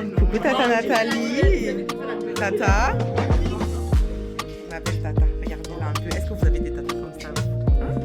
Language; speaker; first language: French; native; French